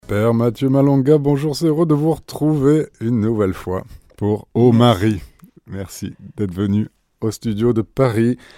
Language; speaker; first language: French; native; French